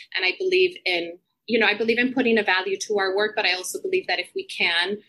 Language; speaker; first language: English; non-native, fluent; Spanish